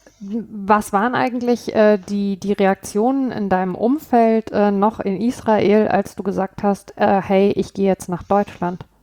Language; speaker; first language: German; native; German